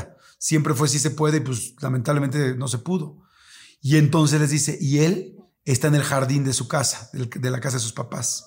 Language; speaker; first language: Spanish; native; Spanish